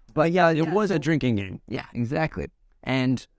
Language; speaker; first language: English; native; English